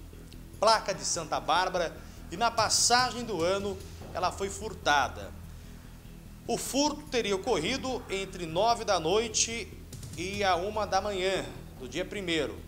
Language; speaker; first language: Portuguese; native; Portuguese